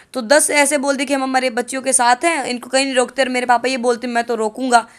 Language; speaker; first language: Hindi; native; Hindi